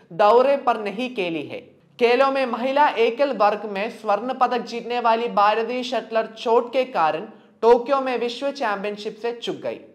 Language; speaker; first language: Hindi; non-native, local second language; Malayalam